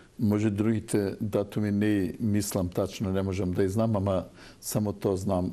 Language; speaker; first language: Macedonian; non-native, local second language; Turkish